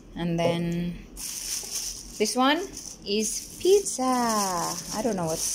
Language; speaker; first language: English; non-native, local second language; Cebuano